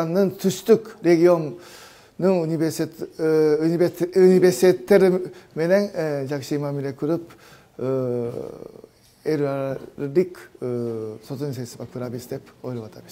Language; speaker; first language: Kyrgyz; non-native, fluent; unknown